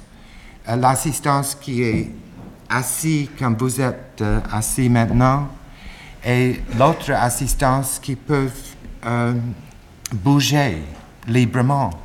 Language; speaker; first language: French; non-native, fluent; English